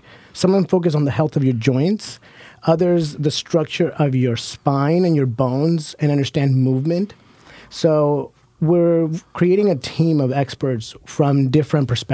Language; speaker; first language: English; native; English